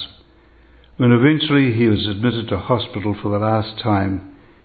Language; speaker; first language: English; native; English